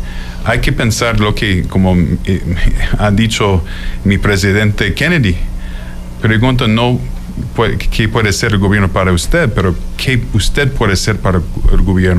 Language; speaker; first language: Spanish; non-native, fluent; English